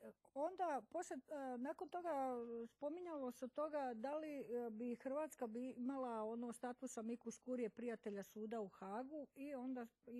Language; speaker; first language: Croatian; native; Croatian